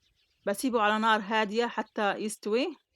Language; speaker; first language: Arabic; native; Arabic